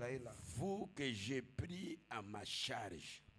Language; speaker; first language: French; non-native, local second language; Lingala